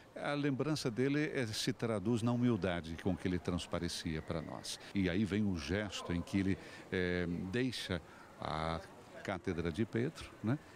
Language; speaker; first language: Portuguese; native; Portuguese